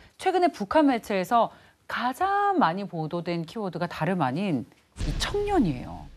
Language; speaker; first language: Korean; native; Korean